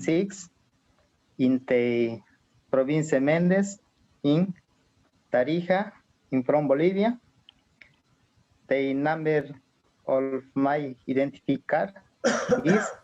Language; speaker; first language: English; non-native, learner; Spanish